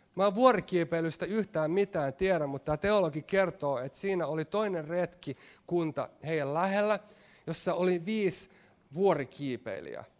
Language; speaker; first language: Finnish; native; Finnish